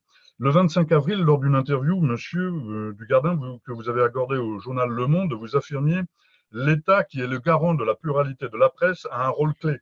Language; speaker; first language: French; native; French